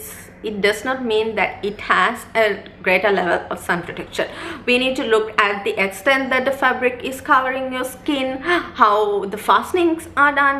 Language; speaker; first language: English; non-native, local second language; Sinhala